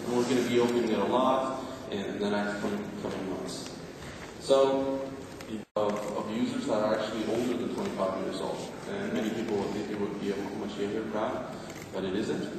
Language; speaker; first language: English; non-native, fluent; Spanish